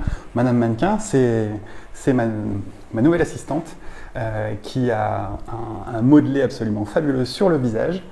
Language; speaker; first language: French; native; French